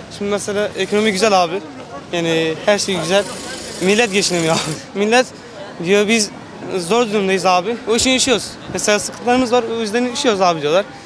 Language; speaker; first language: Turkish; non-native, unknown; Arabic